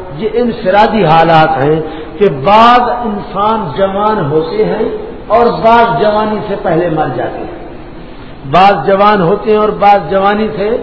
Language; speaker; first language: Urdu; non-native, local second language; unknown